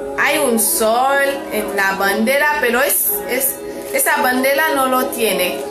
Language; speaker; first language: Spanish; non-native, fluent; Haitian Creole